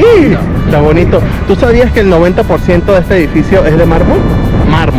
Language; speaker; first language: Spanish; native; Spanish